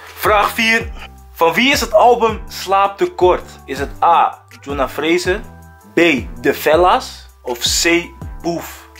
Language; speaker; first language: Dutch; early bilingual, other home language; Akan